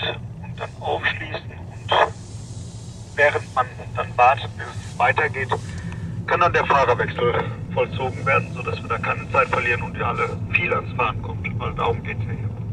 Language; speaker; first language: German; native; German